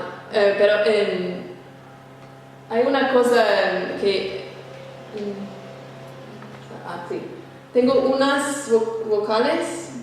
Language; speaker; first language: Spanish; non-native, fluent; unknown